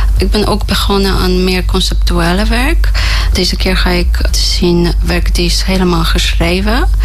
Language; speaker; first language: Dutch; non-native, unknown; Polish